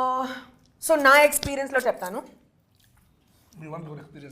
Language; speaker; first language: Telugu; non-native, local second language; Hindi